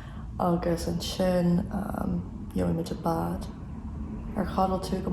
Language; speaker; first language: Irish; non-native, learner; English